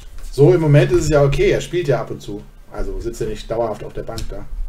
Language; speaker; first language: German; native; German